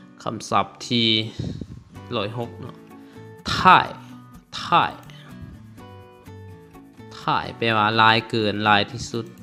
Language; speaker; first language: Chinese; non-native, fluent; Lao